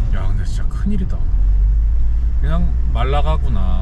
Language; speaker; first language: Korean; native; Korean